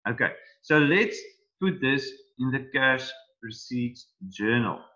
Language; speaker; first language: English; non-native, local second language; Afrikaans